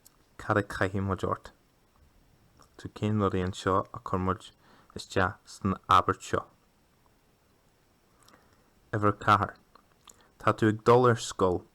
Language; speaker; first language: Irish; non-native, local second language; English